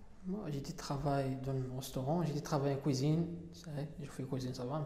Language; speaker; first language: French; non-native, learner; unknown